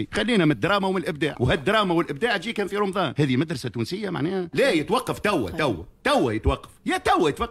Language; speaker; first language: Arabic; native; Arabic